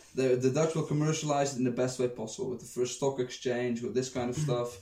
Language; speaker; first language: English; non-native, fluent; Dutch